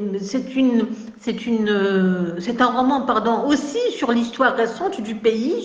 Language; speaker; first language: French; non-native, local second language; Kabyle